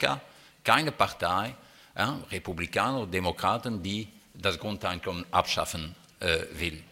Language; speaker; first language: German; non-native, fluent; French